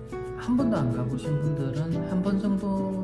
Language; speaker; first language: Korean; native; Korean